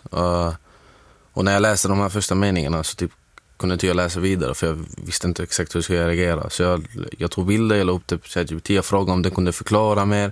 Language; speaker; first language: Swedish; non-native, fluent; Arabic